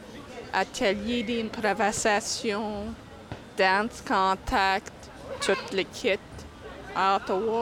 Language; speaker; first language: French; non-native, local second language; English